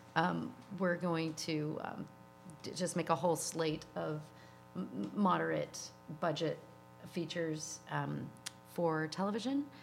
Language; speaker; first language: English; native; English